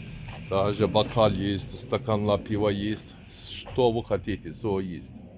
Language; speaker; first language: Russian; non-native, learner; Turkish